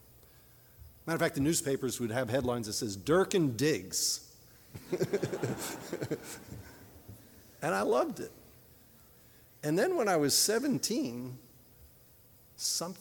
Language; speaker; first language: English; native; English